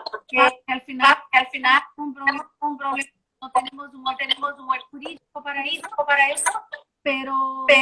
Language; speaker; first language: Spanish; non-native, learner; Portuguese